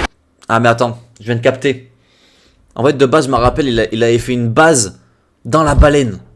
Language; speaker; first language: French; native; French